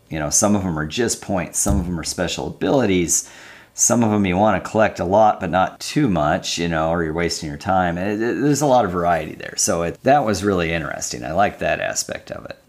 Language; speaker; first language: English; native; English